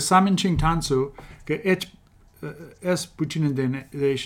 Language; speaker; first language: Korean; non-native, fluent; English